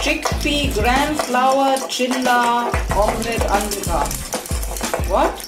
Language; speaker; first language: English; non-native, fluent; German